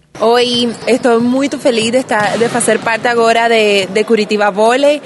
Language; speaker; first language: Portuguese; non-native, learner; Spanish